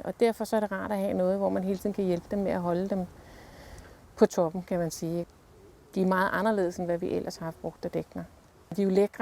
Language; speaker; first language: Danish; native; Danish